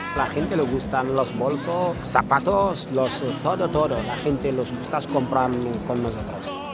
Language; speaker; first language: Spanish; non-native, learner; Wolof